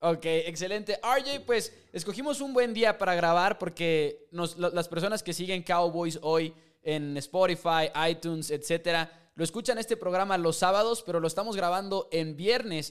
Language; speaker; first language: Spanish; native; Spanish